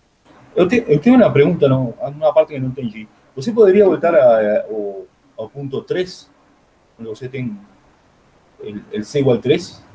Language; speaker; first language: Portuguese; non-native, fluent; Spanish